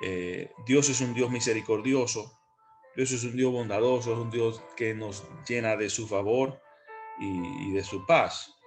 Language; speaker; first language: Spanish; native; Spanish